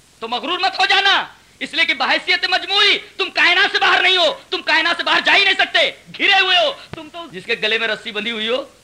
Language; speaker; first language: Urdu; native; Urdu